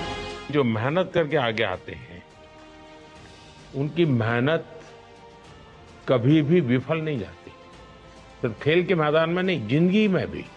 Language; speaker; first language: Hindi; non-native, local second language; Gujarati